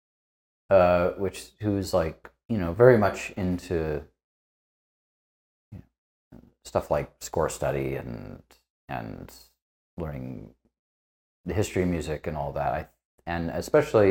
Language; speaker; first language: English; native; English